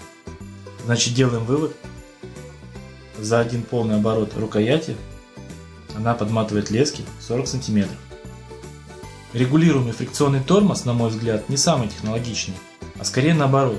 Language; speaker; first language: Russian; native; Russian